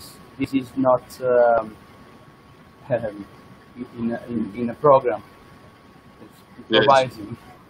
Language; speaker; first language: English; non-native, learner; Italian